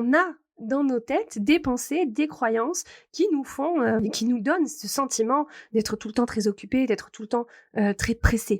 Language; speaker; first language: French; native; French